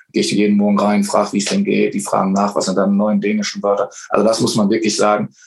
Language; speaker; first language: German; native; German